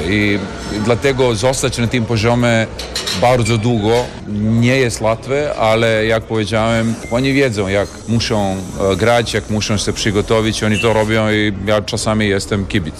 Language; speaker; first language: Polish; non-native, fluent; Serbian